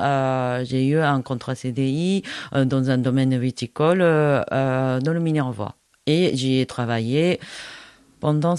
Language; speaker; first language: French; non-native, fluent; Japanese